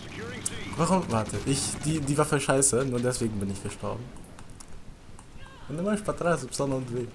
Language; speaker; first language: German; native; German